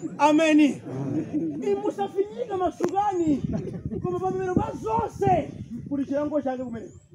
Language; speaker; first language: Nyanja; non-native, local second language; Tumbuka